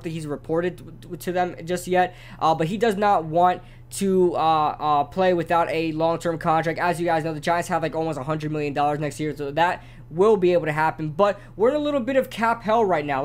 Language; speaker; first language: English; native; English